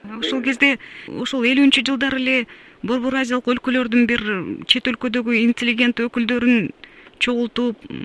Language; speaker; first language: Kyrgyz; native; Kyrgyz